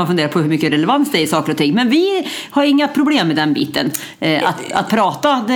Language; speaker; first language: Swedish; native; Swedish